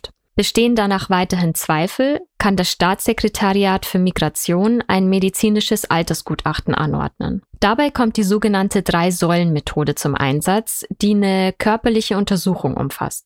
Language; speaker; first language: German; native; German